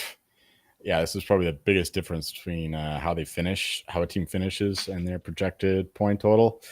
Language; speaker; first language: English; native; English